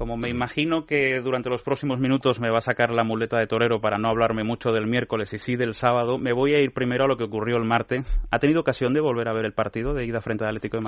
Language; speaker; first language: Spanish; native; Spanish